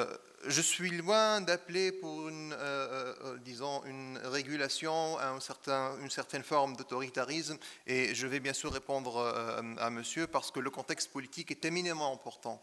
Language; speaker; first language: French; non-native, local second language; Arabic